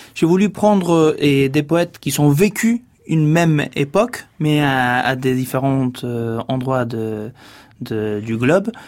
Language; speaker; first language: French; non-native, fluent; Spanish